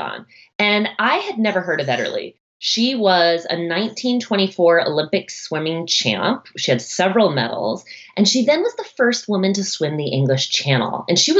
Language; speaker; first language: English; native; English